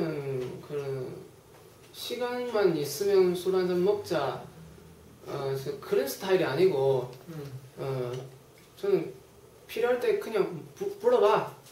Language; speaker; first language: Korean; non-native, fluent; Chinese